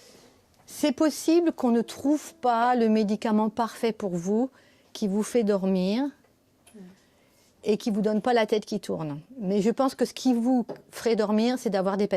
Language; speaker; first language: French; native; French